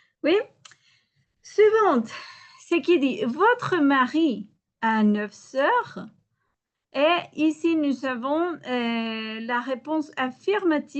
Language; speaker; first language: French; non-native, learner; Spanish